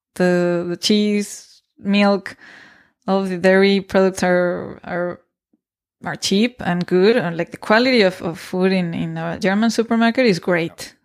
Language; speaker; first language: English; non-native, fluent; Spanish